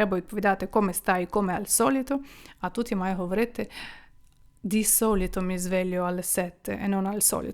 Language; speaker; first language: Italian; non-native, fluent; Ukrainian